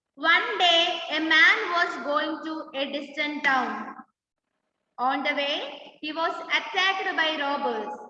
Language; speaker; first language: English; non-native, local second language; Malayalam